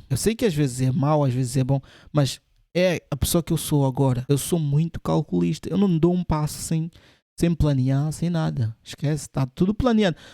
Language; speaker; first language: Portuguese; native; Portuguese